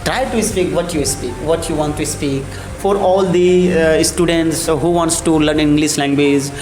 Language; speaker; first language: English; non-native, local second language; Hindi